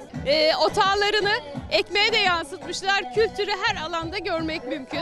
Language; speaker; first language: Turkish; native; Turkish